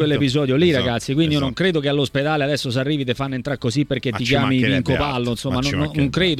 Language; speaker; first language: Italian; native; Italian